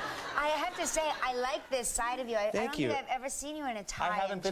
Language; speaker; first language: English; native; English